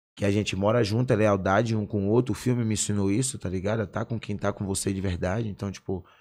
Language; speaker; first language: Portuguese; native; Portuguese